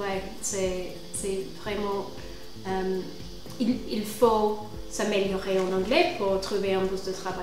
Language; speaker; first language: French; non-native, fluent; English